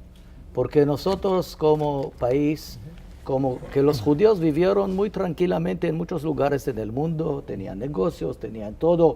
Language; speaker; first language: Spanish; non-native, fluent; Hebrew